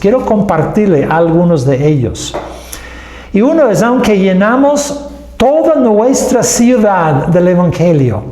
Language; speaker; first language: Spanish; non-native, fluent; English